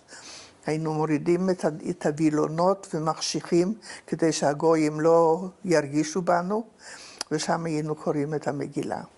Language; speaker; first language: Hebrew; non-native, fluent; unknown